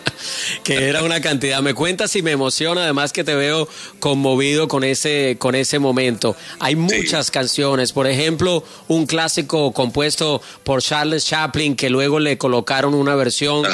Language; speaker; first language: Spanish; native; Spanish